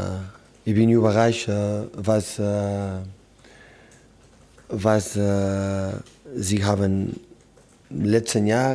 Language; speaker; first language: German; non-native, fluent; Spanish